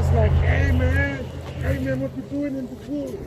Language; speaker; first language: English; native; English